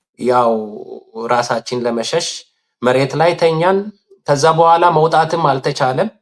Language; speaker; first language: Amharic; non-native, local second language; Sidamo